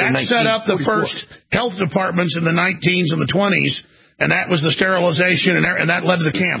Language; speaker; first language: English; native; English